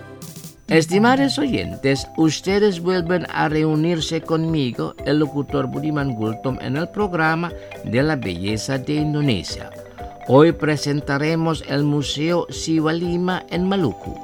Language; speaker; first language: Spanish; non-native, fluent; Indonesian